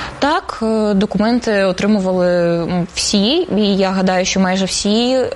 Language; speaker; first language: Ukrainian; non-native, local second language; Russian